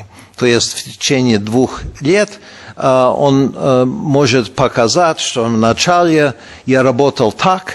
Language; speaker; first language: Russian; non-native, fluent; English